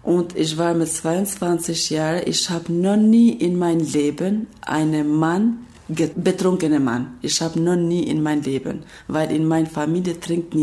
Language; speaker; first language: German; non-native, learner; Albanian